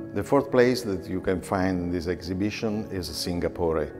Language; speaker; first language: English; non-native, learner; Italian